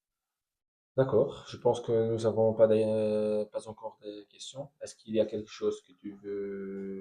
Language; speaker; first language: French; non-native, learner; Dutch